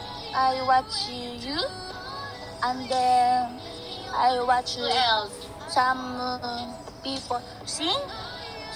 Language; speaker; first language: English; non-native, learner; Filipino